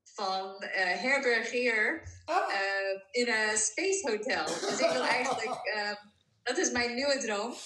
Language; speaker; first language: Dutch; non-native, fluent; English